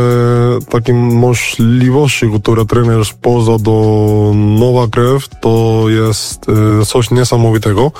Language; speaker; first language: Polish; non-native, fluent; Spanish